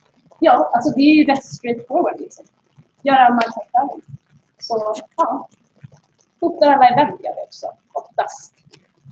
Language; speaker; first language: Swedish; native; Swedish